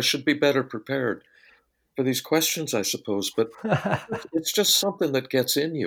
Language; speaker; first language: English; native; English